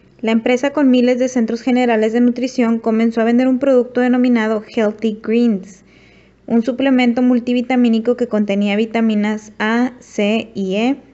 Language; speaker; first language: Spanish; native; Spanish